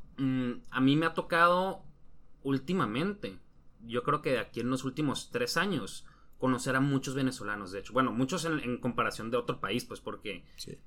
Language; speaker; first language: Spanish; native; Spanish